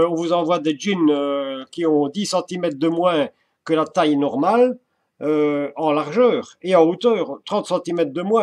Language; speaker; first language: French; native; French